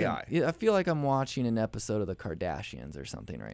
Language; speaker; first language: English; native; English